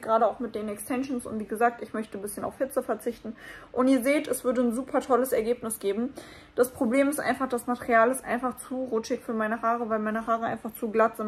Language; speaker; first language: German; native; German